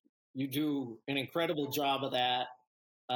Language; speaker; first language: English; native; English